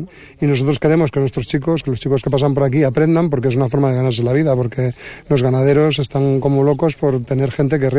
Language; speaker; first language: Spanish; native; Spanish